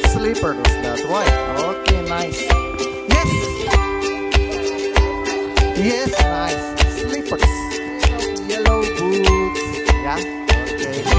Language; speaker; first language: English; non-native, fluent; Indonesian